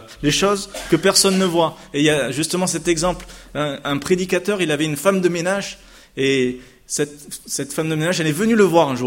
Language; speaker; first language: French; native; French